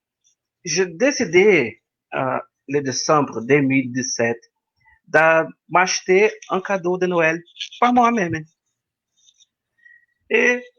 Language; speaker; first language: French; non-native, learner; Portuguese